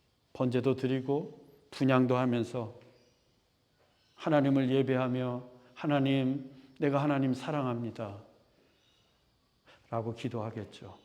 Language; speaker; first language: Korean; native; Korean